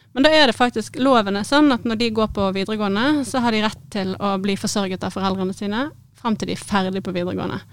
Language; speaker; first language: Norwegian; native; Norwegian